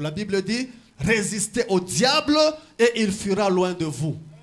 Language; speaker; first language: French; non-native, local second language; Swahili